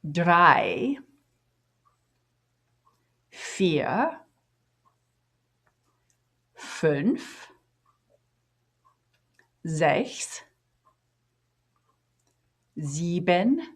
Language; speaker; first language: German; non-native, fluent; English